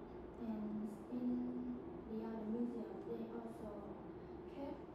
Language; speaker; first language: English; non-native, learner; Vietnamese